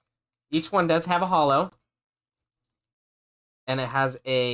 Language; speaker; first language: English; native; English